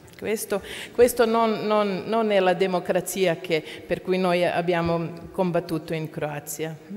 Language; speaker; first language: Italian; non-native, learner; Croatian